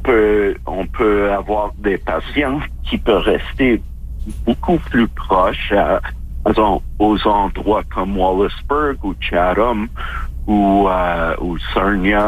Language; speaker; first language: French; non-native, local second language; English